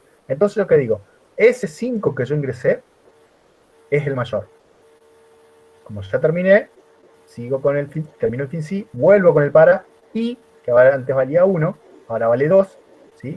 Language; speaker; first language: Spanish; native; Spanish